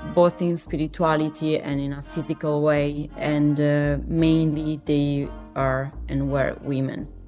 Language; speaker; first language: English; non-native, fluent; Italian